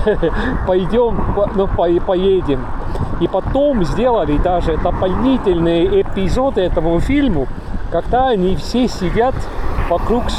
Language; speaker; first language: Russian; non-native, local second language; Estonian